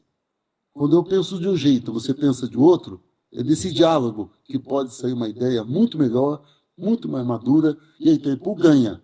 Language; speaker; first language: Portuguese; native; Portuguese